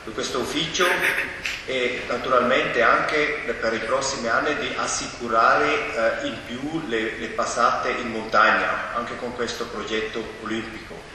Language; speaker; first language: Italian; non-native, local second language; German